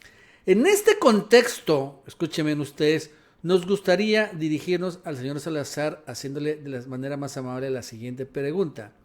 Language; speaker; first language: Spanish; native; Spanish